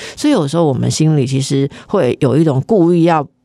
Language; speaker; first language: Chinese; native; Chinese